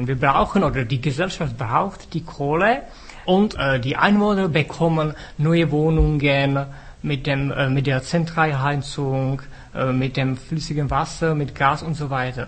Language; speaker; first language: German; non-native, fluent; Czech